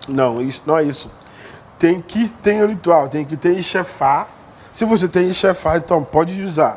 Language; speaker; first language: Portuguese; non-native, learner; Yoruba